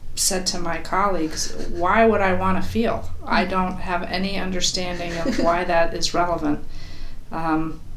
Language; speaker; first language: English; native; English